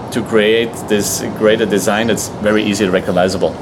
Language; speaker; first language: English; non-native, fluent; German